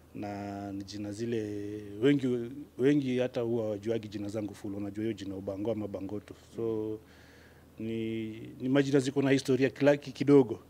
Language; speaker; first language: Swahili; native; Swahili